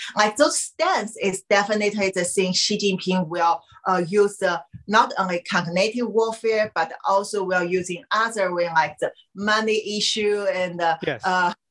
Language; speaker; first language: English; non-native, fluent; Chinese